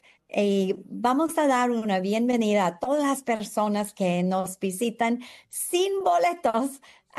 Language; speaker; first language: Spanish; non-native, fluent; English